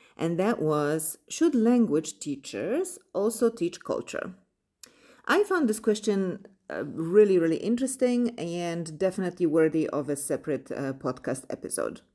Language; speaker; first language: English; non-native, fluent; Polish